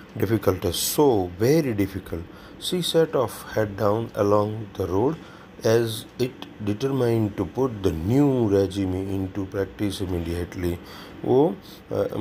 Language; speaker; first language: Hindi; non-native, local second language; Gujarati